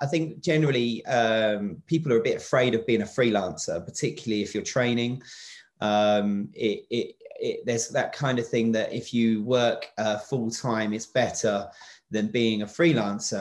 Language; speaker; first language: English; native; English